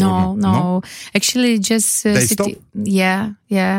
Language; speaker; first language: English; non-native, learner; Polish